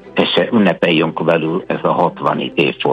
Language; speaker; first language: Hungarian; non-native, fluent; Italian